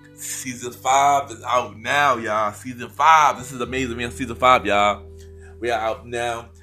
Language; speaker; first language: English; native; English